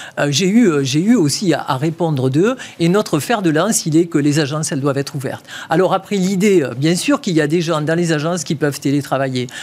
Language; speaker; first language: French; native; French